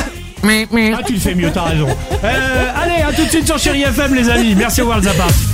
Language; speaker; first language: French; native; French